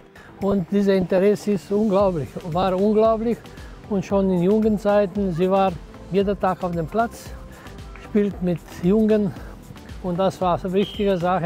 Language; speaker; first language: German; non-native, learner; Slovenian